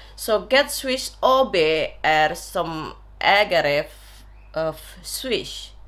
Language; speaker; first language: Swedish; non-native, learner; Indonesian